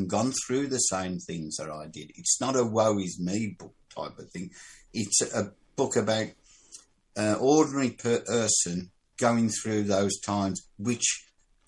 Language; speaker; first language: English; native; English